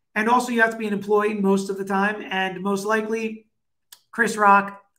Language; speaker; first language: English; native; English